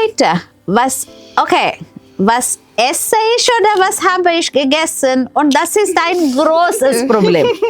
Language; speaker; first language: German; non-native, fluent; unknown